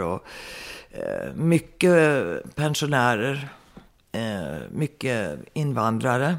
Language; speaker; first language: Swedish; early bilingual, heritage; Swedish